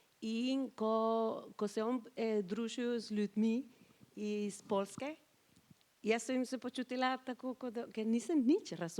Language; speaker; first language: Slovenian; non-native, fluent; Spanish